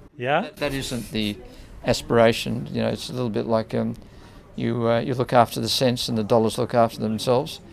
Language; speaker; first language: English; native; English